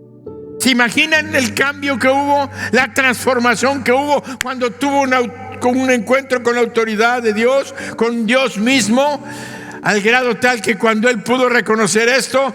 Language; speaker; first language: Spanish; native; Spanish